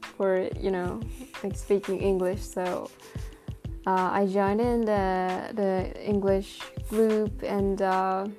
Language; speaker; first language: English; non-native, learner; Japanese